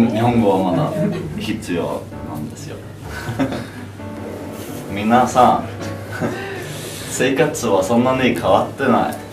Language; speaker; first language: Japanese; non-native, learner; English